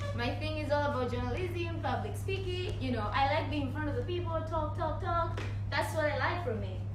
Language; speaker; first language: English; non-native, local second language; Swahili